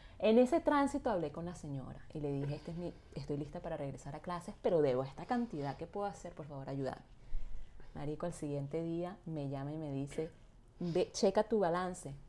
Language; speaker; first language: Spanish; native; Spanish